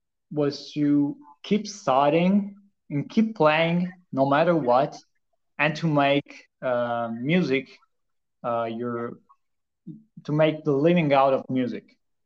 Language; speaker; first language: English; non-native, fluent; Italian